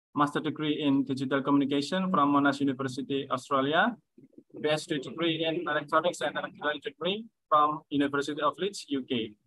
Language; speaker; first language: English; non-native, fluent; Indonesian